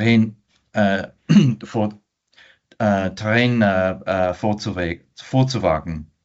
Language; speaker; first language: German; non-native, fluent; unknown